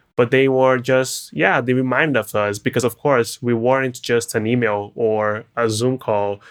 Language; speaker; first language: English; non-native, fluent; Portuguese